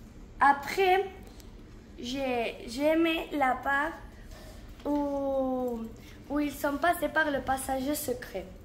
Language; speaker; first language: French; non-native, learner; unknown